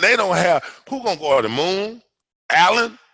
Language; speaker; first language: English; native; English